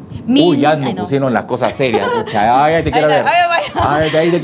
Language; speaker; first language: Spanish; native; Spanish